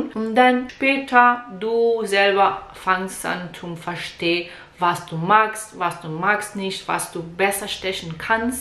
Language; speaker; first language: German; non-native, learner; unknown